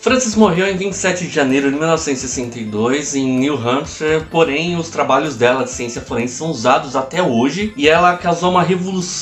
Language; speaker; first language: Portuguese; native; Portuguese